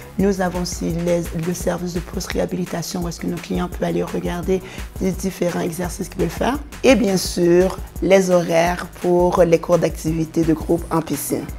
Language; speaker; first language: French; non-native, local second language; Haitian Creole